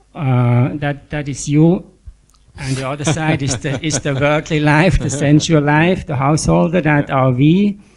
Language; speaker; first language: English; non-native, fluent; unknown